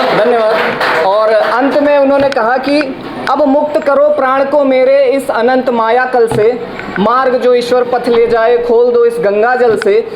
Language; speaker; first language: Hindi; native; Hindi